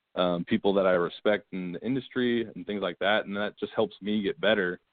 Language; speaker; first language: English; native; English